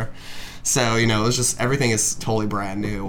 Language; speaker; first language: English; native; English